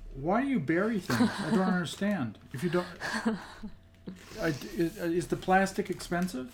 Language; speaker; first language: English; native; English